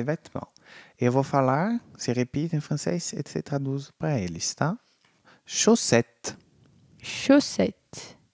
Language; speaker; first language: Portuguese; non-native, fluent; French